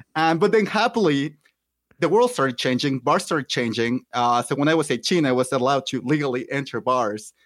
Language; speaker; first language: English; non-native, fluent; Spanish